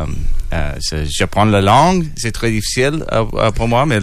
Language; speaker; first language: French; non-native, learner; English